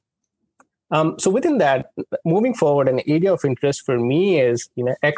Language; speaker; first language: English; non-native, local second language; Hindi